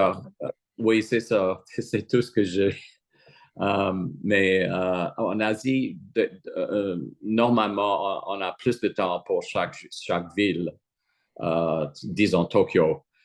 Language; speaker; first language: French; non-native, fluent; English